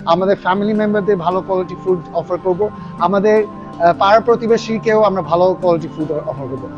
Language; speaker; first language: Bangla; early bilingual, other home language; English